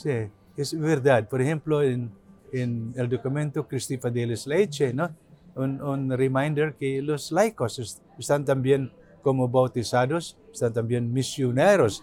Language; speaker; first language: Spanish; non-native, learner; Cebuano